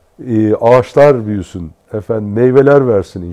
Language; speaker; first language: Turkish; native; Turkish